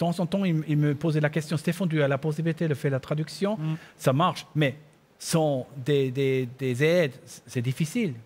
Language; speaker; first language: French; non-native, learner; German